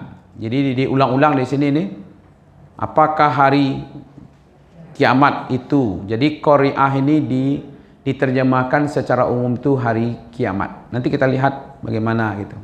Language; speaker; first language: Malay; non-native, local second language; Minangkabau